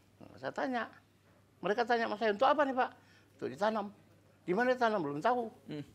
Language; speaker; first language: Indonesian; native; Indonesian